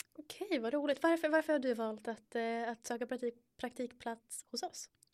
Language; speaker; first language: Swedish; native; Swedish